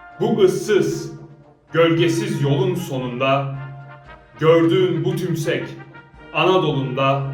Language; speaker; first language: Turkish; native; Turkish